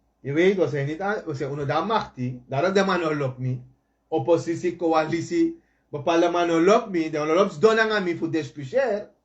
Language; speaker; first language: Dutch; native; Dutch